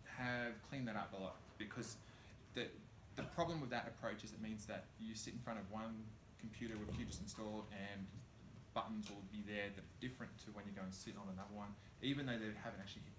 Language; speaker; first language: English; native; English